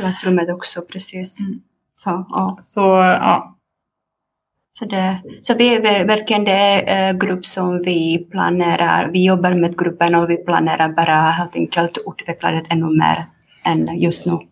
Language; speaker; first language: Swedish; non-native, fluent; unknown